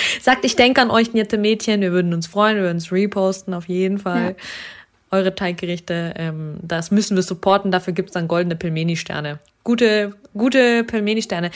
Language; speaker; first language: German; early bilingual, other home language; Russian